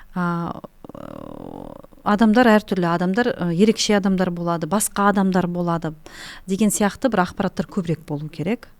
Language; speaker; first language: Kazakh; non-native, local second language; Russian